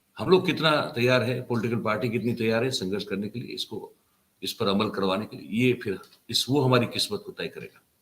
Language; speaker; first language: Hindi; non-native, local second language; Gujarati